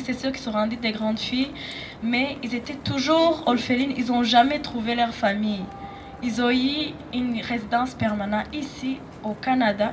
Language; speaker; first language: French; non-native, local second language; Rundi